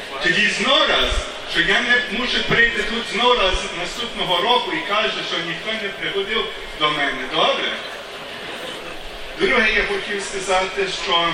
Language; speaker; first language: Ukrainian; non-native, learner; English